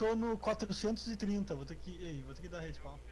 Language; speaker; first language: Portuguese; native; Portuguese